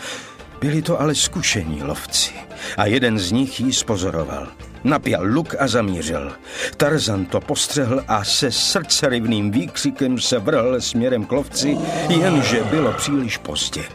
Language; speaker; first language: Czech; native; Czech